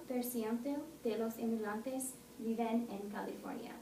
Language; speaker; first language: Spanish; non-native, learner; English